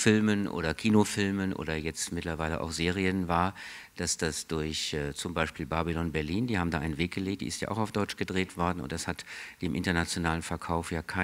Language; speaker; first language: German; native; German